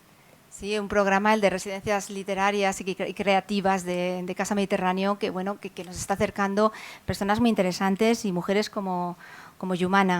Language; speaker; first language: Spanish; native; Spanish